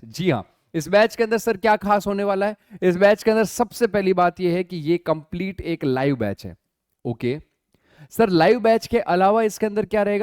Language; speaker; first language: Hindi; native; Hindi